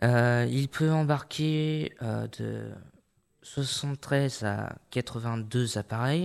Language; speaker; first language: French; native; French